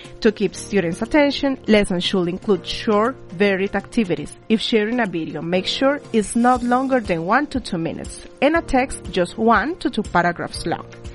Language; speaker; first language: English; non-native, fluent; Spanish